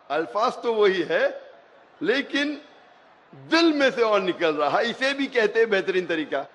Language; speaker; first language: Hindi; non-native, local second language; Konkani